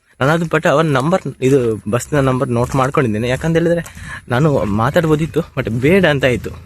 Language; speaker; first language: Kannada; non-native, local second language; Tulu